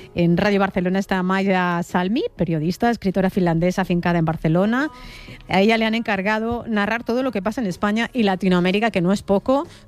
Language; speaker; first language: Spanish; native; Spanish